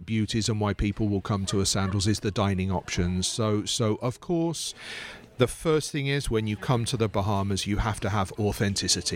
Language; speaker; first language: English; native; English